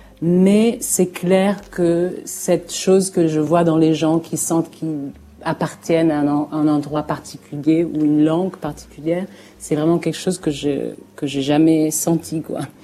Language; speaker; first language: French; non-native, fluent; English